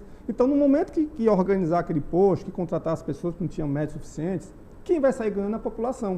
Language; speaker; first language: Portuguese; native; Portuguese